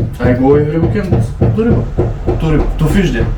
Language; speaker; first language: English; non-native, learner; Bulgarian